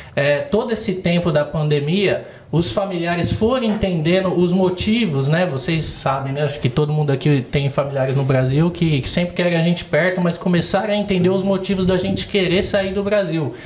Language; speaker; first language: Portuguese; native; Portuguese